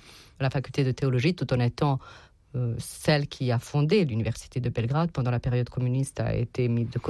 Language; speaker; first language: French; non-native, fluent; Serbian